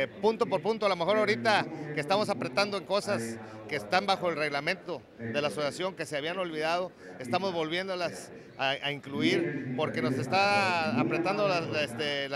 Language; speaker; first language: Spanish; native; Spanish